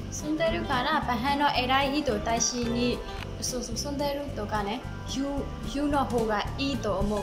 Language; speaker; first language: Japanese; non-native, learner; Burmese